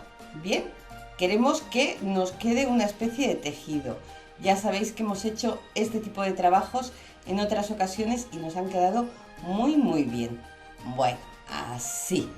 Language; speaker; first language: Spanish; native; Spanish